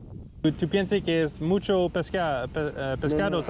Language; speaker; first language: Spanish; non-native, learner; English